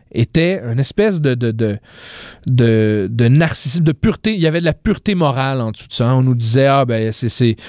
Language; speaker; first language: French; native; French